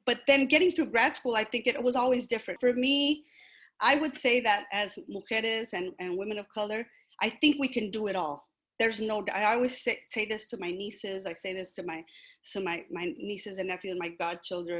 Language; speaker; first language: English; early bilingual, other home language; Spanish